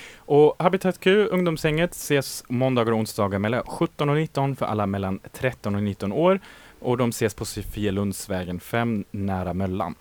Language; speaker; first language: Swedish; native; Swedish